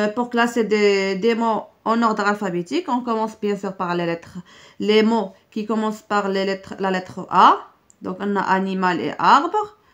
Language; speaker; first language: French; non-native, local second language; Arabic